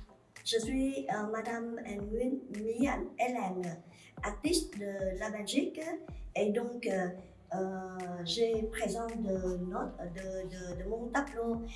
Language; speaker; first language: French; non-native, learner; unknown